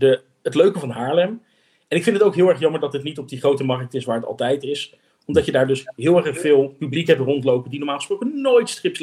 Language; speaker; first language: Dutch; native; Dutch